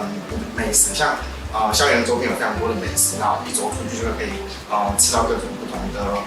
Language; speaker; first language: Chinese; native; Chinese